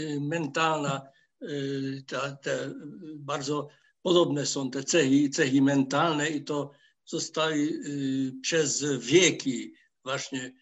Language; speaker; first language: Polish; non-native, fluent; Hungarian